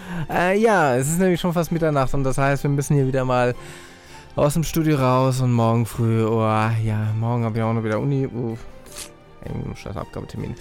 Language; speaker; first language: German; native; German